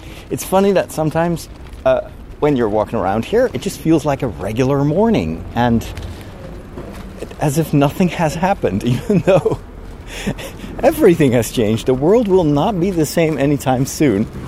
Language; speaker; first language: English; non-native, fluent; Dutch